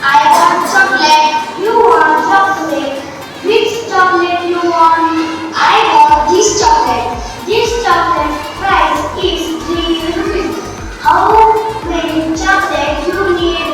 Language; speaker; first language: English; non-native, learner; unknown